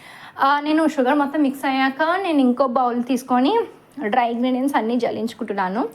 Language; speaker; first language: Telugu; native; Telugu